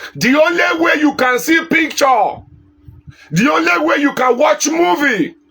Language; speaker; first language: English; non-native, local second language; Yoruba